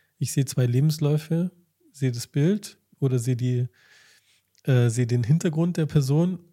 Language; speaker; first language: German; native; German